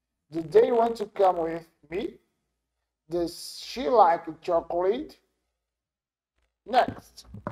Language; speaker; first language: English; non-native, fluent; Portuguese